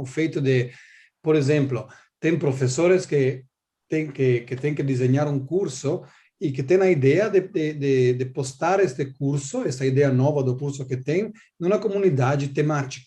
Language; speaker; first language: Portuguese; non-native, learner; Italian